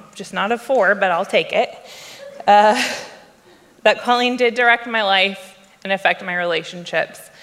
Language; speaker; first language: English; native; English